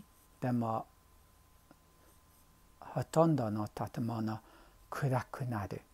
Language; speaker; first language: Japanese; non-native, learner; English